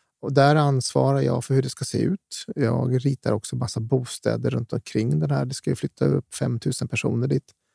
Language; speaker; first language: Swedish; native; Swedish